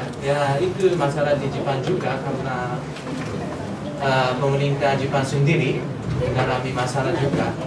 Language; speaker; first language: Indonesian; non-native, fluent; Japanese